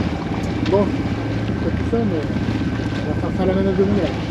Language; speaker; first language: French; native; French